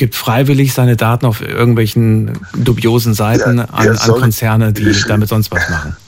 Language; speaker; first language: German; native; German